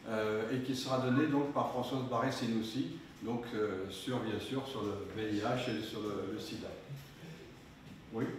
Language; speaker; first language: French; native; French